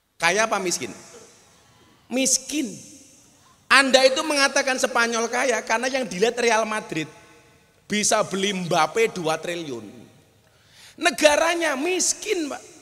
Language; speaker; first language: Indonesian; native; Indonesian